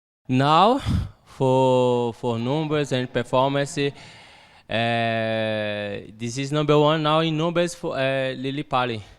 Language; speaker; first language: English; non-native, learner; Portuguese